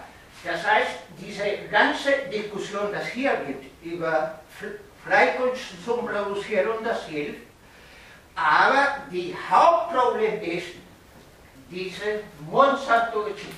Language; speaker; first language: German; non-native, fluent; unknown